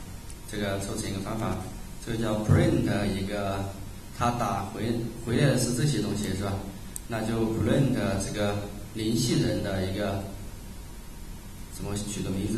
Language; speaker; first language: Chinese; native; Chinese